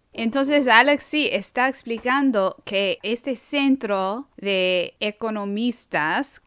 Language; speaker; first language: Spanish; non-native, fluent; English